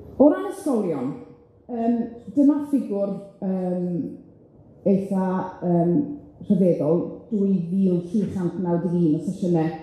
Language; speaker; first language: Welsh; native; Welsh